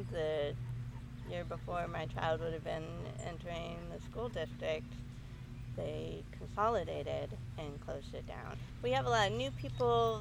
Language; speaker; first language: English; native; English